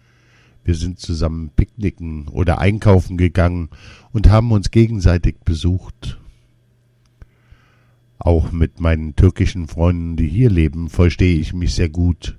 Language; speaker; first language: German; non-native, learner; Kurdish